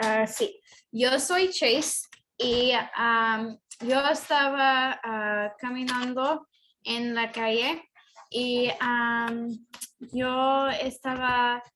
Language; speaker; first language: Spanish; non-native, learner; English